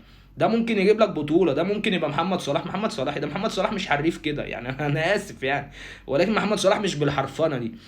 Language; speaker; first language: Arabic; native; Arabic